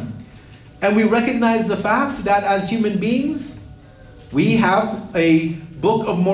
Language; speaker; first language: English; native; English